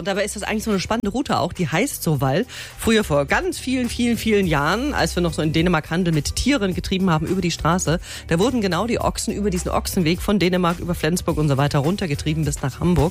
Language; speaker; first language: German; native; German